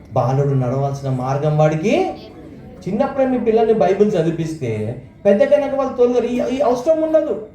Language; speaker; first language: Telugu; non-native, local second language; Marathi